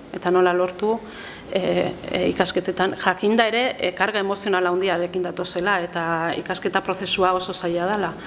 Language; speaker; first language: Basque; native; Basque